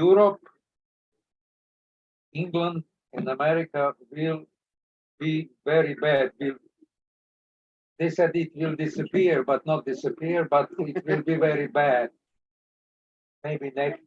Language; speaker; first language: English; non-native, learner; Serbian